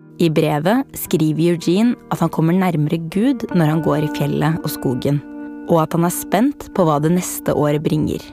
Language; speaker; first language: Norwegian; native; Norwegian